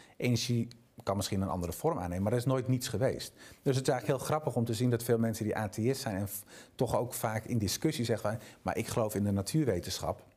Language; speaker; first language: Dutch; native; Dutch